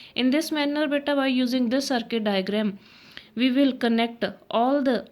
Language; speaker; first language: English; non-native, local second language; Punjabi